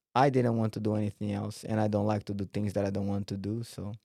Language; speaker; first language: English; non-native, fluent; Portuguese